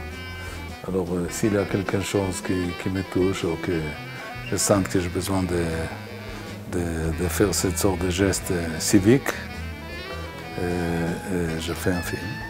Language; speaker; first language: French; non-native, fluent; Hebrew